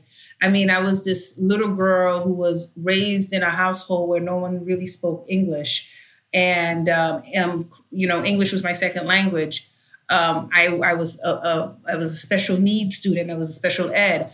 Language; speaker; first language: English; early bilingual, other home language; Haitian Creole